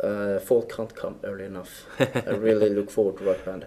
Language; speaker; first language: English; non-native, fluent; Swedish